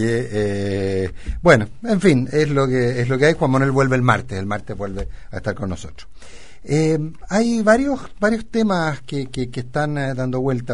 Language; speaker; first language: Spanish; native; Spanish